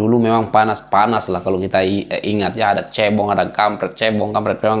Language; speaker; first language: Indonesian; native; Indonesian